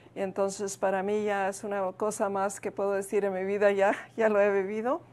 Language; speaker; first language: Spanish; early bilingual, heritage; Spanish